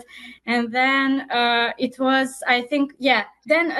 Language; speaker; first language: English; non-native, fluent; Serbian